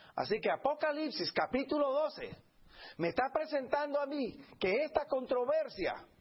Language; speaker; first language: Spanish; native; Spanish